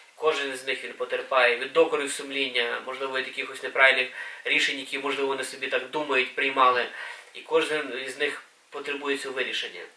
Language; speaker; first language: Ukrainian; native; Ukrainian